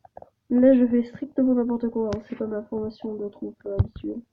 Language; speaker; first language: French; native; French